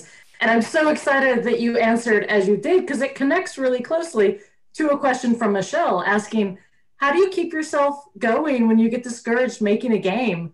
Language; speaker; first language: English; native; English